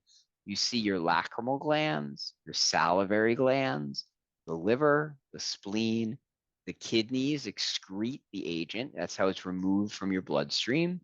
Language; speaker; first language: English; native; English